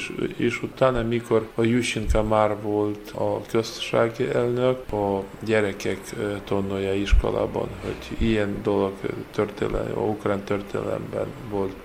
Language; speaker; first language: Hungarian; non-native, learner; Ukrainian